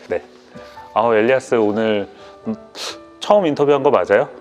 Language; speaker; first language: Korean; native; Korean